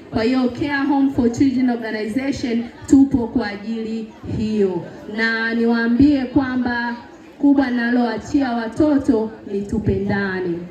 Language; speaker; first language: Swahili; native; Swahili